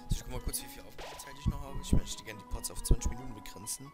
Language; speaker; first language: German; native; German